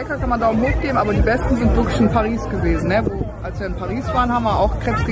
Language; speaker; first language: German; native; German